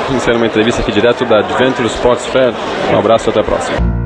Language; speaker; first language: Portuguese; native; Portuguese